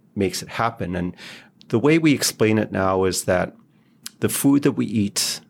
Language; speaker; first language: English; non-native, fluent; Hebrew